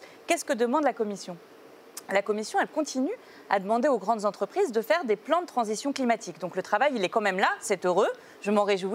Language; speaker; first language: French; native; French